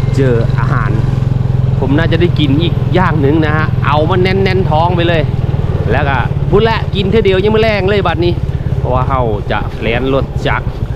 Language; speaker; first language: Thai; native; Thai